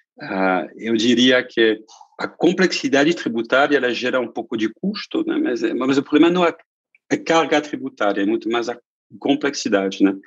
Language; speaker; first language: Portuguese; non-native, fluent; French